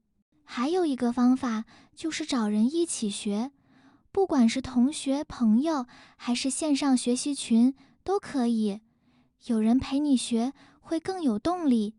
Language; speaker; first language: Chinese; non-native, fluent; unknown